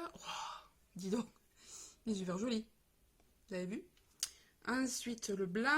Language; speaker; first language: French; native; French